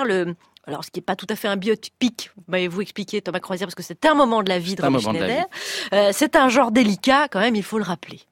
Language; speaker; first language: French; native; French